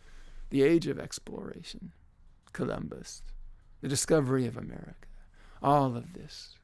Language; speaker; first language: English; native; English